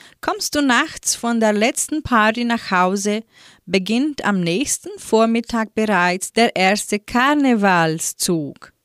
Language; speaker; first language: German; native; German